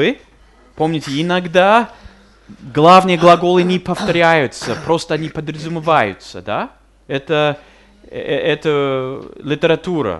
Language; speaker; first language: Russian; non-native, fluent; English